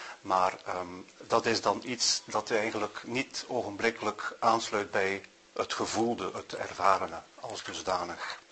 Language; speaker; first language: Dutch; native; Dutch